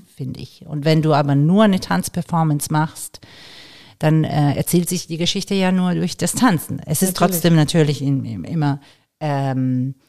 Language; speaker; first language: German; non-native, fluent; Italian